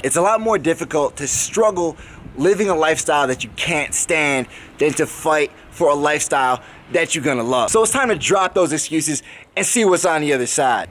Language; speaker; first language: English; native; English